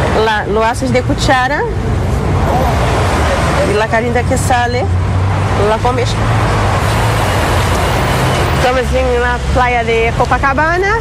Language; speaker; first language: Spanish; non-native, learner; Portuguese